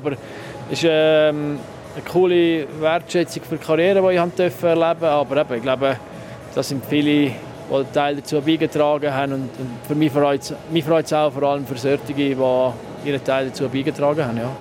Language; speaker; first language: German; native; German